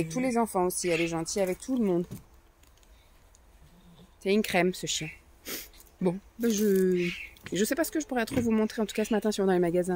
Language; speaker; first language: French; native; French